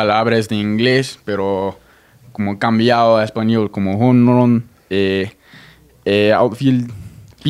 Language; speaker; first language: Spanish; non-native, fluent; English